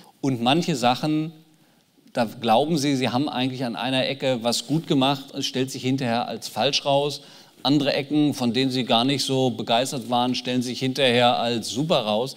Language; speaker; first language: German; native; German